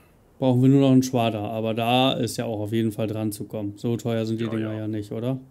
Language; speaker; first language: German; native; German